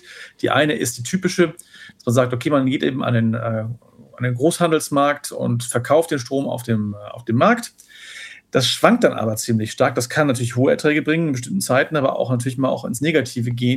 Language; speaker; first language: German; native; German